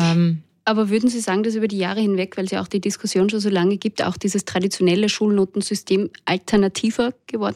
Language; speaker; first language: German; native; German